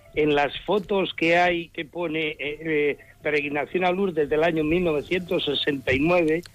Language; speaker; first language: Spanish; native; Spanish